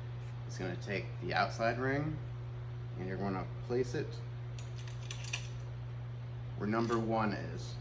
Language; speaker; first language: English; native; English